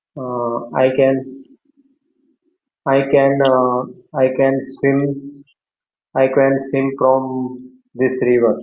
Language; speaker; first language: English; non-native, learner; Hindi